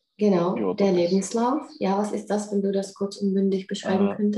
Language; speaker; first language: German; non-native, fluent; Czech